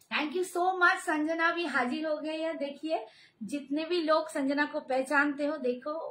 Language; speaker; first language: Hindi; non-native, local second language; Bangla